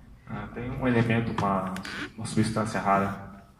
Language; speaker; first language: Portuguese; native; Portuguese